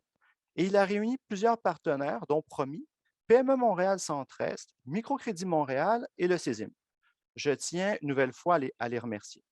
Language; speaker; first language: French; native; French